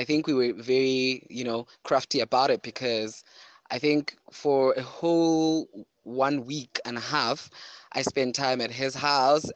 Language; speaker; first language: English; non-native, local second language; Southern Sotho